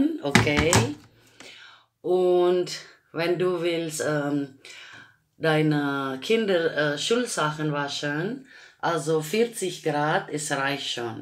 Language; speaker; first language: German; non-native, learner; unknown